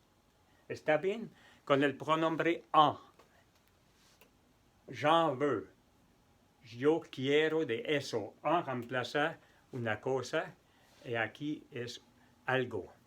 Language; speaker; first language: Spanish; non-native, fluent; French